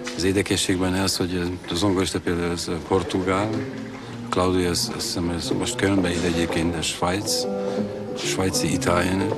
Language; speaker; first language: Hungarian; native; Hungarian